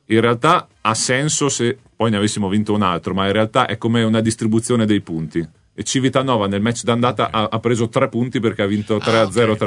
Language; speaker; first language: Italian; native; Italian